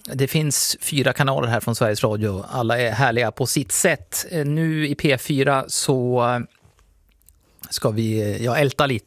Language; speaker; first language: Swedish; native; Swedish